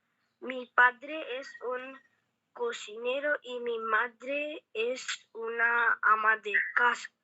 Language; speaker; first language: Spanish; non-native, learner; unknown